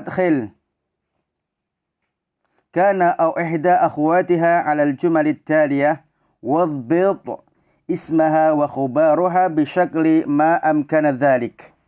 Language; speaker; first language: Arabic; non-native, fluent; Indonesian